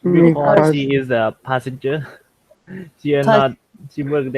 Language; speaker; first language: English; non-native, learner; Thai